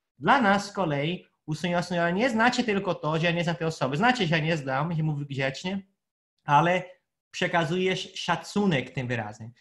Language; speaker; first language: Polish; non-native, fluent; Portuguese